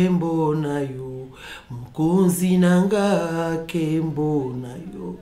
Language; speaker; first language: French; non-native, local second language; Lingala